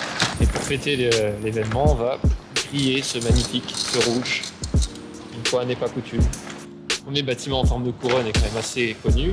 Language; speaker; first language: French; native; French